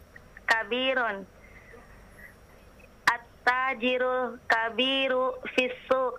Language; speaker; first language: Arabic; non-native, learner; Indonesian